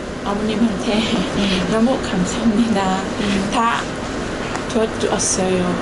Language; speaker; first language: Korean; non-native, learner; Thai